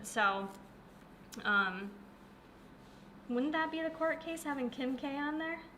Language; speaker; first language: English; native; English